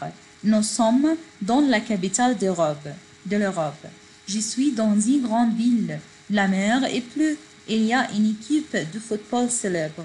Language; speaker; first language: French; non-native, fluent; Arabic